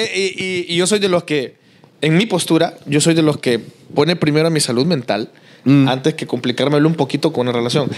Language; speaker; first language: Spanish; native; Spanish